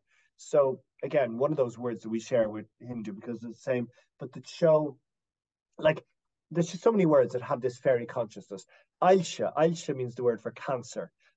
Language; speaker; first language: English; native; English